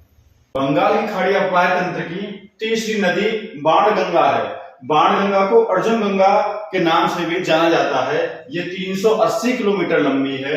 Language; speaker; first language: Hindi; native; Hindi